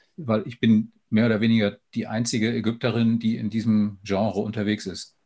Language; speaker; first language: German; native; German